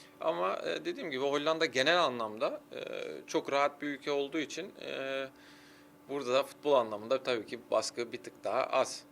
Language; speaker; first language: Turkish; early bilingual, heritage; Turkish